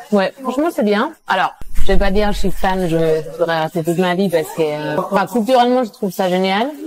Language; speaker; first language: French; non-native, fluent; Spanish